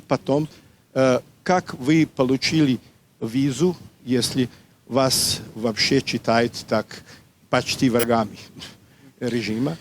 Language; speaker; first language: Russian; non-native, learner; Serbian